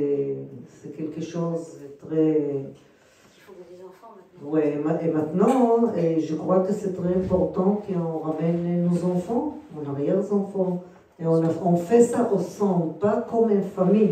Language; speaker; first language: French; early bilingual, heritage; Hebrew